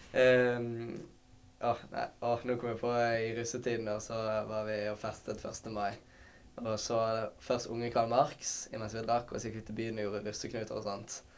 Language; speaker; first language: Norwegian; native; Norwegian